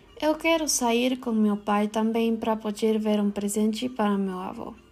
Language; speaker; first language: Portuguese; non-native, learner; Spanish